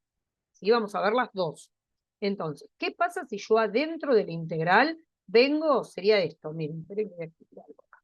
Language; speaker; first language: Spanish; native; Spanish